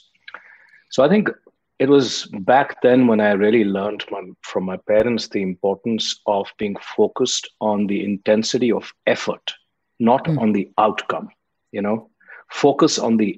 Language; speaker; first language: English; non-native, local second language; Hindi